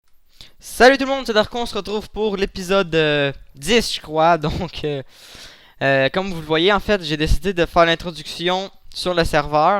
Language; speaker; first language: French; native; French